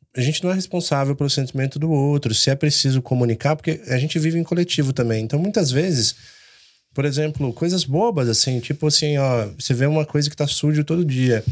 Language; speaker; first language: Portuguese; native; Portuguese